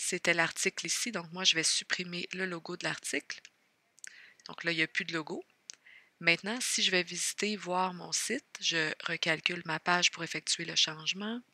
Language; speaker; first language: French; native; French